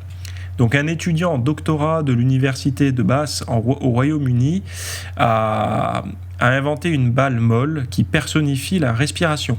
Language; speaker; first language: French; native; French